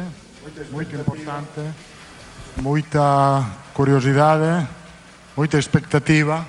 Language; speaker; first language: Portuguese; non-native, learner; Italian